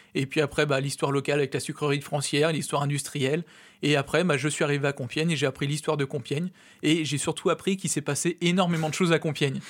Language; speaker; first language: French; native; French